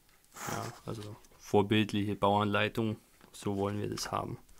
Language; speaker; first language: German; native; German